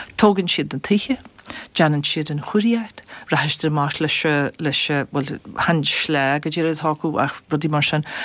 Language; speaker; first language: Irish; non-native, fluent; English